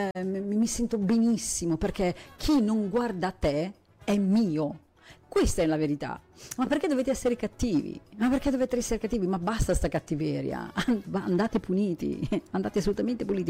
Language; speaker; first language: Italian; native; Italian